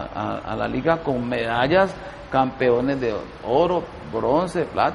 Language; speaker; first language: Spanish; native; Spanish